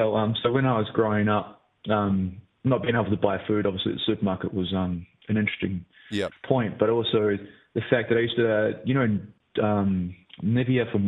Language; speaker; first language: English; native; English